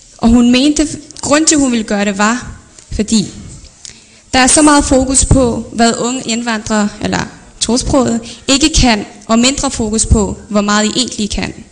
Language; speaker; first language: Danish; early bilingual, other home language; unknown